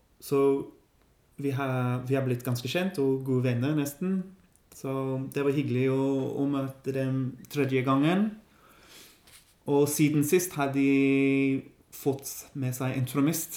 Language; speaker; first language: Norwegian; non-native, learner; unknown